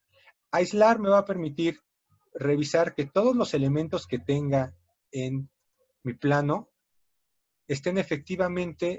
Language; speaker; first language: Spanish; native; Spanish